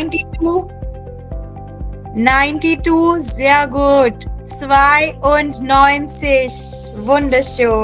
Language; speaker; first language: German; non-native, fluent; Hindi